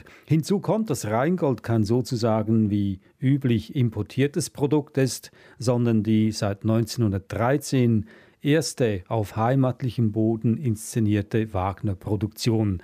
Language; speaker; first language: German; native; German